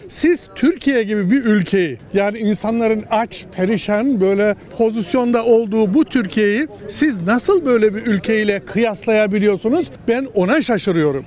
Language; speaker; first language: Turkish; native; Turkish